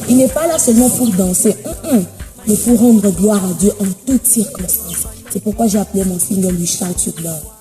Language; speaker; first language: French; non-native, local second language; Swahili